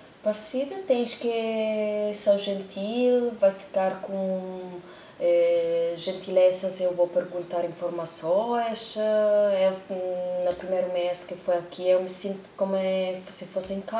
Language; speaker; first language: Portuguese; non-native, learner; Italian